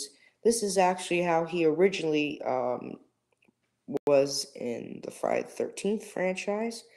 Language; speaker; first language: English; native; English